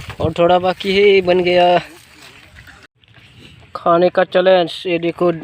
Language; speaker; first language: Hindi; non-native, local second language; Bodo